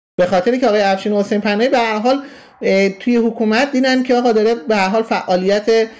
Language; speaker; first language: Persian; native; Persian